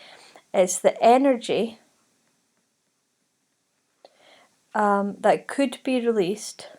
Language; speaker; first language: English; native; English